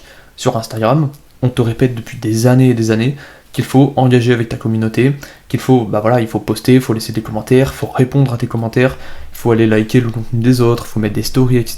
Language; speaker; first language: French; native; French